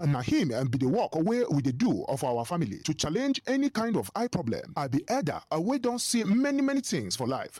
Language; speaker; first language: Nigerian Pidgin; non-native, local second language; Igbo